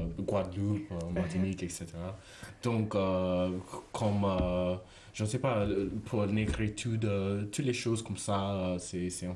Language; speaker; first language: French; non-native, learner; English